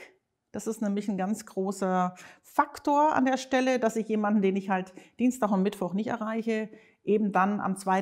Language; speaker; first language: German; native; German